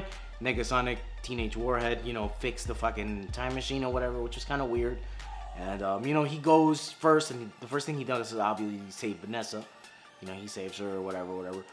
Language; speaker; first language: English; native; English